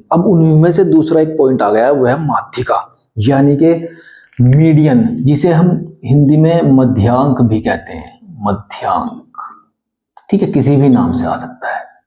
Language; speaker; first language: Hindi; native; Hindi